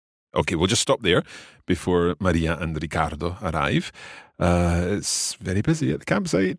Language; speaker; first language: English; native; English